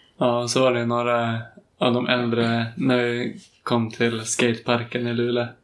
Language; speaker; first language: Swedish; native; Swedish